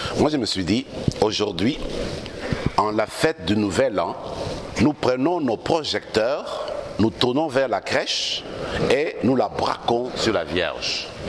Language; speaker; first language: French; non-native, local second language; Lingala